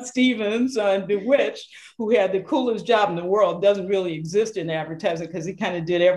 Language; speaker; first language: English; native; English